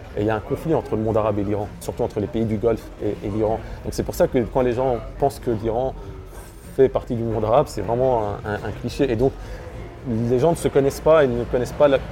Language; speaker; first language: French; early bilingual, other home language; Arabic